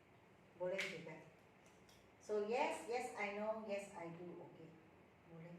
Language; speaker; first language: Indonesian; non-native, local second language; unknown